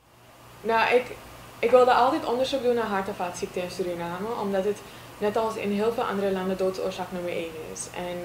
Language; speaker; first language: Dutch; native; Dutch